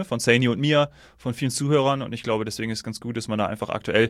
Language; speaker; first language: German; native; German